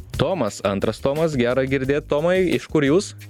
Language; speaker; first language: Lithuanian; native; Lithuanian